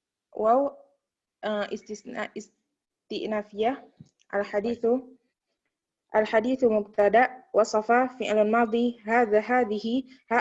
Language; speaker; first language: Arabic; non-native, learner; Indonesian